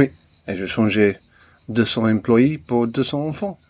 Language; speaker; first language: French; non-native, learner; English